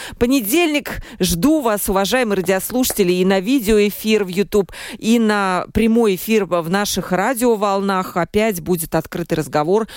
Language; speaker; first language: Russian; native; Russian